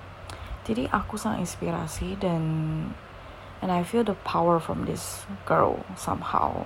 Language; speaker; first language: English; non-native, fluent; Indonesian